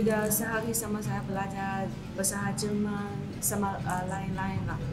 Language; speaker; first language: Indonesian; non-native, learner; Chinese